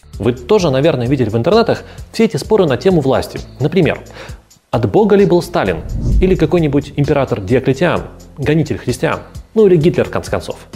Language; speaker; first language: Russian; native; Russian